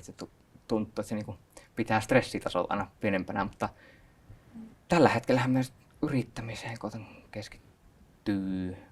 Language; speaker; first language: Finnish; native; Finnish